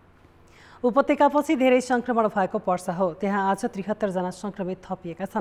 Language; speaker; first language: Nepali; native; Nepali